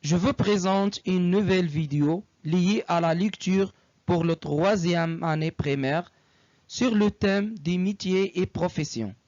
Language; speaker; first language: French; non-native, local second language; Arabic